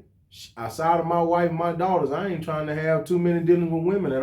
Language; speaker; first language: English; native; English